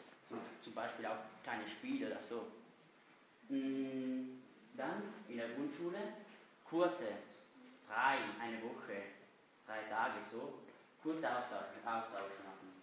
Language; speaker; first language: German; non-native, local second language; Italian